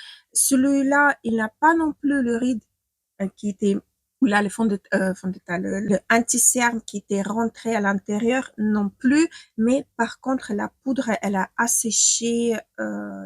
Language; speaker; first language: French; non-native, fluent; Ukrainian